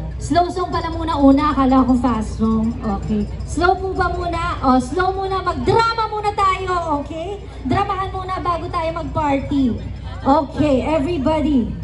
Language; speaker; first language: Filipino; native; Filipino